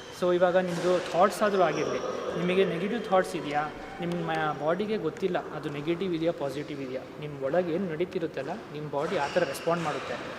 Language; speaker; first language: Kannada; non-native, local second language; Hindi